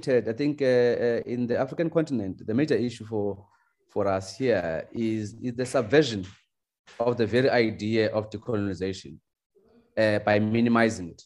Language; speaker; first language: English; non-native, local second language; Xhosa